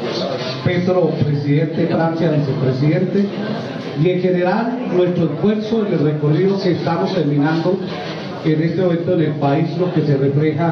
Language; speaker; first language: Spanish; native; Spanish